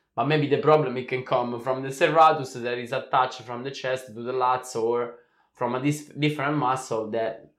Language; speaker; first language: English; non-native, fluent; Italian